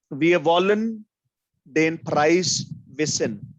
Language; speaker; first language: German; non-native, fluent; Hindi